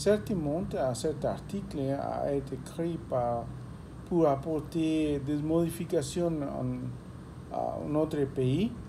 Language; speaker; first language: French; non-native, learner; Spanish